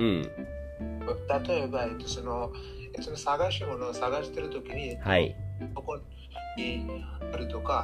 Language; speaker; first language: Japanese; non-native, learner; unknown